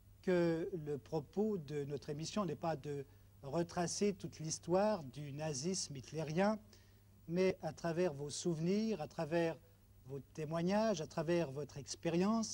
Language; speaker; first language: French; native; French